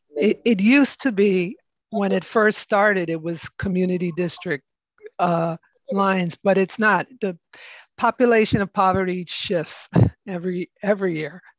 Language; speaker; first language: English; native; English